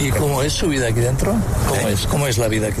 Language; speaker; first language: Spanish; native; Spanish